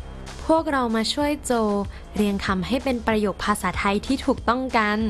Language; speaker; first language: Thai; native; Thai